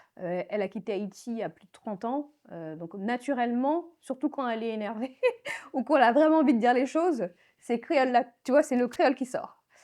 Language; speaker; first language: French; early bilingual, other home language; Haitian Creole